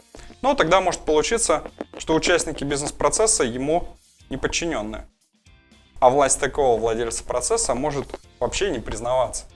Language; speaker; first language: Russian; native; Russian